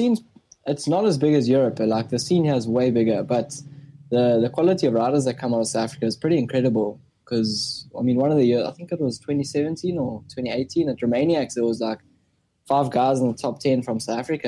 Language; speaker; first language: English; native; English